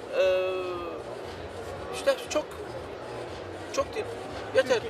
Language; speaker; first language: Turkish; early bilingual, heritage; Turkish